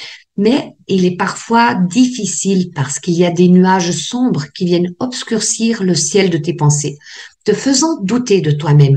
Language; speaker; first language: French; native; French